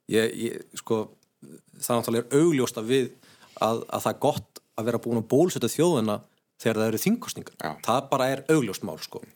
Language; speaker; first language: Icelandic; native; Icelandic